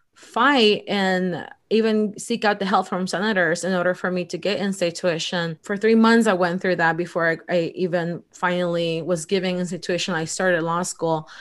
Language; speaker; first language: English; early bilingual, other home language; Spanish